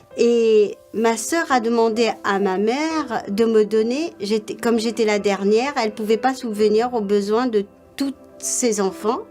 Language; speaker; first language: French; non-native, local second language; Morisyen